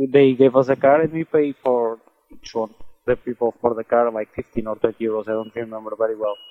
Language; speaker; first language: English; non-native, learner; Portuguese